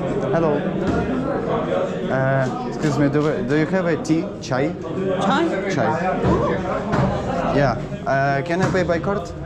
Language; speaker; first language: English; non-native, learner; Russian